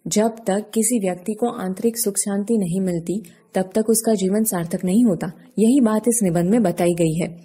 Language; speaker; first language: Hindi; non-native, local second language; Gujarati